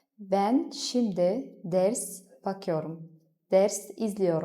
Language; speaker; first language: Turkish; non-native, fluent; Kazakh